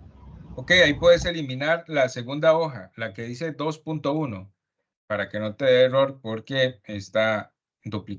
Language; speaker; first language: Spanish; native; Spanish